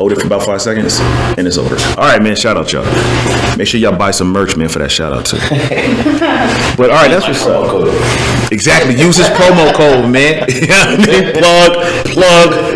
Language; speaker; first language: English; native; English